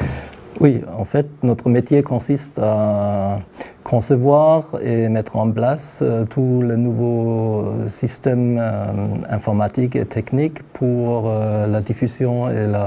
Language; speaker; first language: French; non-native, fluent; German